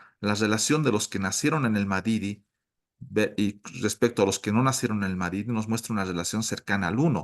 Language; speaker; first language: Spanish; native; Spanish